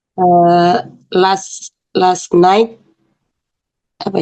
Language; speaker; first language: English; non-native, learner; Indonesian